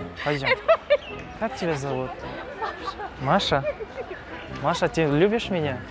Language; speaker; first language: Russian; non-native, local second language; Kazakh